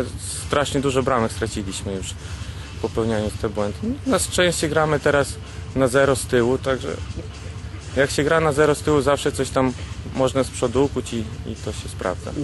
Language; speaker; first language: Polish; native; Polish